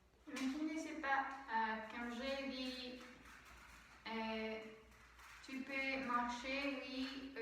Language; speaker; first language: French; non-native, learner; Spanish